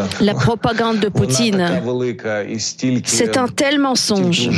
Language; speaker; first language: French; non-native, fluent; Ukrainian